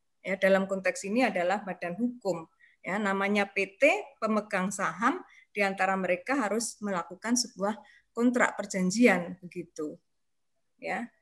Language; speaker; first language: Indonesian; native; Indonesian